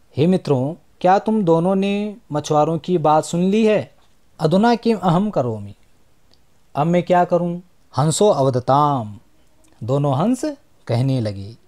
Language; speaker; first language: Hindi; native; Hindi